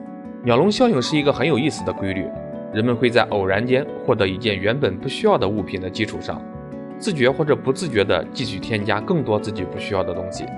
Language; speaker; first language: Chinese; native; Chinese